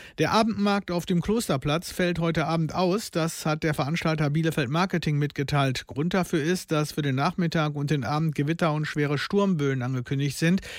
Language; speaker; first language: German; native; German